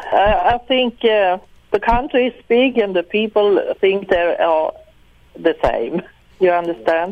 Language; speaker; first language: English; non-native, learner; Swedish